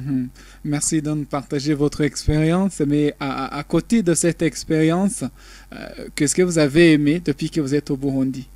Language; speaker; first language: French; non-native, local second language; Rundi